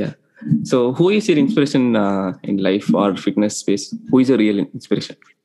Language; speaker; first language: English; non-native, local second language; Tamil